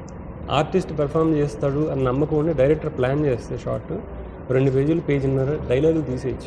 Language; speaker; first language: Telugu; native; Telugu